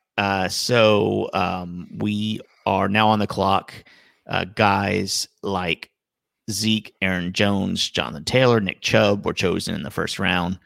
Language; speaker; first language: English; native; English